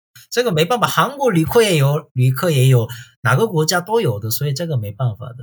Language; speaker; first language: Chinese; non-native, fluent; Korean